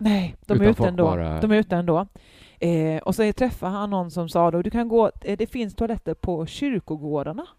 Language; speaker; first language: Swedish; native; Swedish